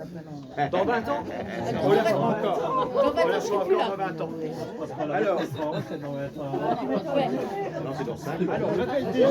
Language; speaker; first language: French; native; French